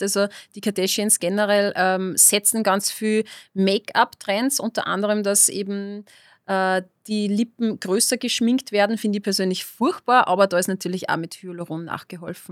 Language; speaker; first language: German; native; German